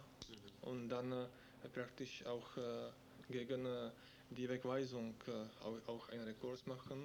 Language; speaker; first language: German; non-native, learner; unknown